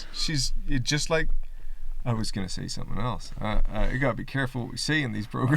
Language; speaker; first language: English; native; English